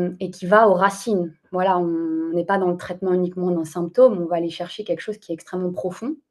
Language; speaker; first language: French; native; French